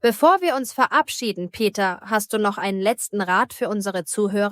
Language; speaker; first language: German; native; German